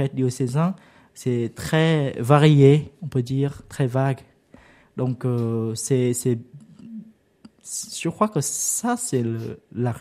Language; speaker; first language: French; non-native, fluent; Vietnamese